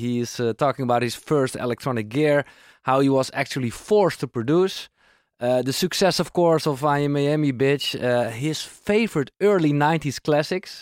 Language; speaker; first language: English; non-native, fluent; Dutch